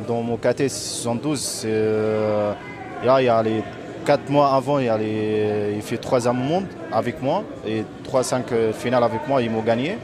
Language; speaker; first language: French; non-native, learner; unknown